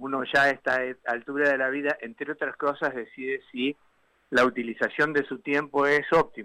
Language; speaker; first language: Spanish; native; Spanish